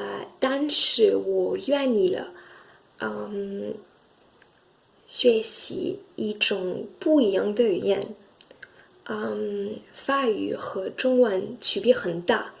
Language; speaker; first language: Chinese; non-native, learner; French